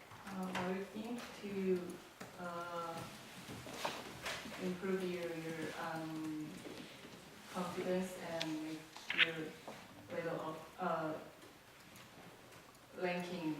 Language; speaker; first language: English; non-native, learner; Korean